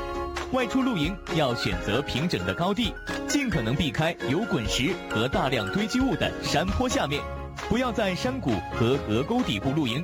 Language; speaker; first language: Chinese; native; Chinese